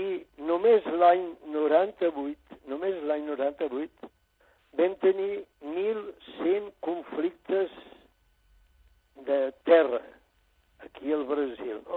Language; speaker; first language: Catalan; native; Catalan